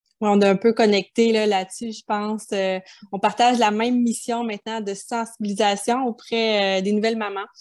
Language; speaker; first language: French; native; French